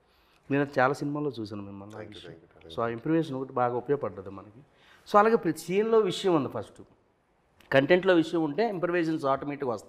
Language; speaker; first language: Telugu; native; Telugu